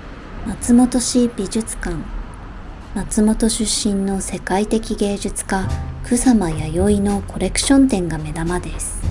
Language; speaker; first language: Japanese; native; Japanese